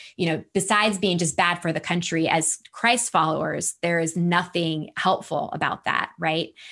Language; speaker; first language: English; native; English